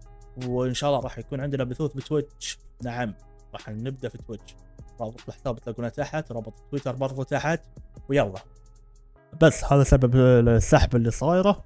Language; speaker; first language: Arabic; native; Arabic